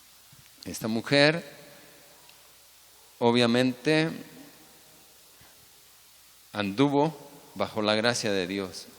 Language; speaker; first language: Spanish; native; Spanish